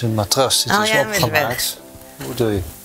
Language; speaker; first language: Dutch; native; Dutch